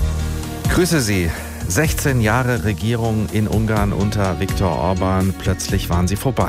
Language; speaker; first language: German; native; German